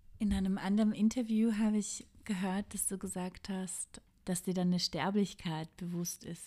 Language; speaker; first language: German; native; German